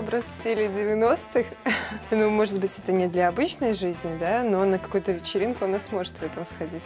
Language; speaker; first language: Russian; native; Russian